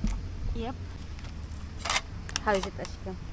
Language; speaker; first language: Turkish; non-native, learner; Filipino